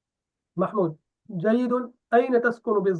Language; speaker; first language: Arabic; non-native, fluent; Urdu